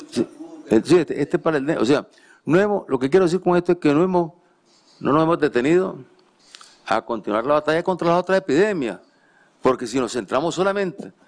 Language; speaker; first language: Spanish; native; Spanish